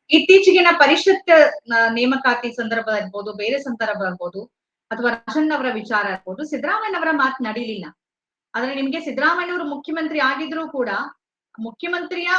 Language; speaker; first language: Kannada; native; Kannada